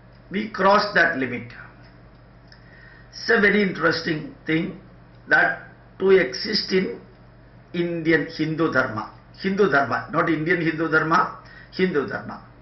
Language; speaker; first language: English; non-native, local second language; Malayalam